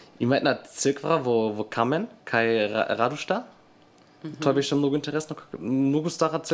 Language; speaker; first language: Macedonian; non-native, learner; German